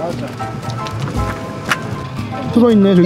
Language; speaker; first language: Korean; native; Korean